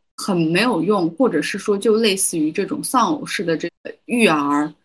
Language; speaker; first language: Chinese; non-native, local second language; Kazakh